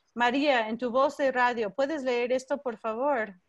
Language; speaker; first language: Spanish; non-native, fluent; English